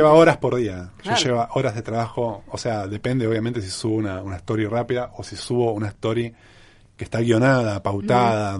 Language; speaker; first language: Spanish; native; Spanish